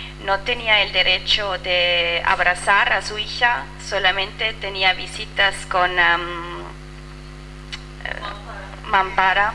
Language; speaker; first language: Spanish; non-native, fluent; French